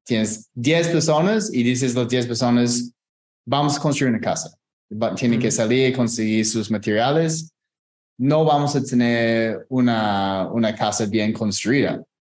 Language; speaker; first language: Spanish; non-native, fluent; English